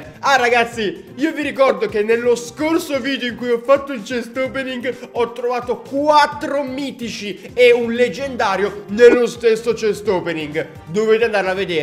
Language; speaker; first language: Italian; native; Italian